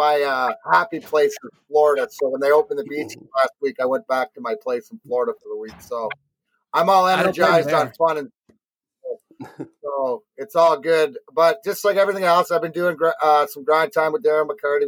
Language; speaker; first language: English; native; English